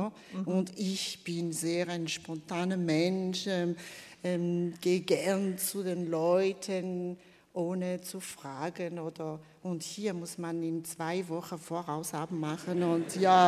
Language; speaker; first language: German; non-native, fluent; Malagasy